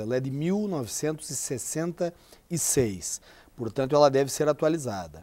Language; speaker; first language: Portuguese; native; Portuguese